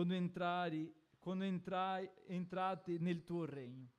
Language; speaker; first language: Italian; non-native, fluent; Portuguese